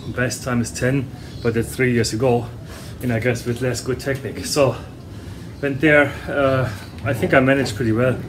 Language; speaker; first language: English; non-native, fluent; German